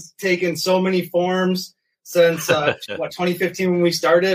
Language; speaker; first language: English; native; English